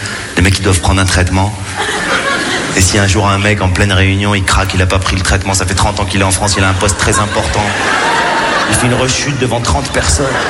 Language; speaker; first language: French; native; French